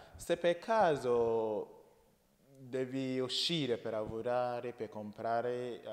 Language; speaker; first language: Italian; non-native, learner; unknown